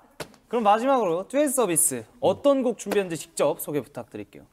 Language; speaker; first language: Korean; native; Korean